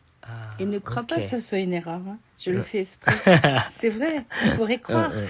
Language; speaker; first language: French; native; French